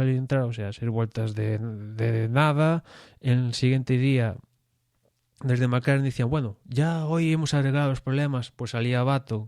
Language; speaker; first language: Spanish; native; Spanish